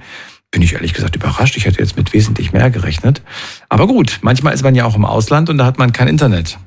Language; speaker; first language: German; native; German